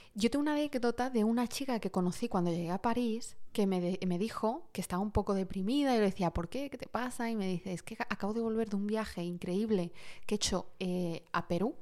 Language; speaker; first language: Spanish; early bilingual, heritage; Arabic